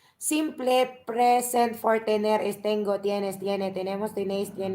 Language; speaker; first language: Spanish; non-native, fluent; Filipino